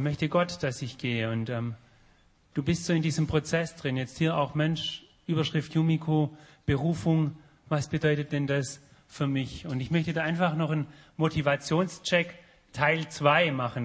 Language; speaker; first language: German; native; German